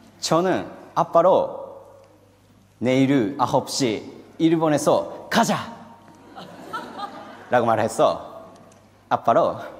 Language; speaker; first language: Korean; non-native, learner; Japanese